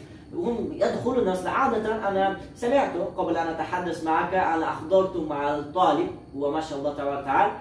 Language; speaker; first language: Arabic; non-native, learner; Uzbek